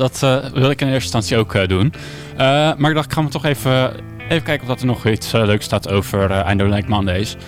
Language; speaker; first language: Dutch; native; Dutch